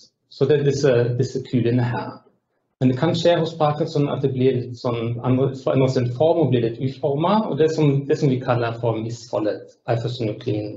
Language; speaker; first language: Norwegian; non-native, fluent; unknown